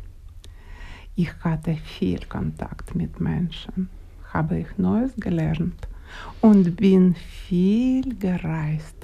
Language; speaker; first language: German; non-native, learner; Ukrainian